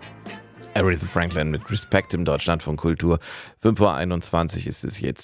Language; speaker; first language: German; native; German